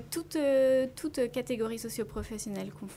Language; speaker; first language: French; native; French